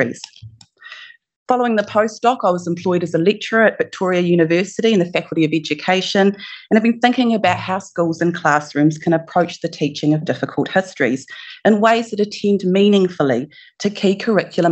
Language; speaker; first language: English; native; English